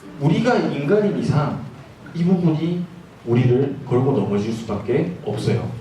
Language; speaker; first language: Korean; non-native, fluent; Japanese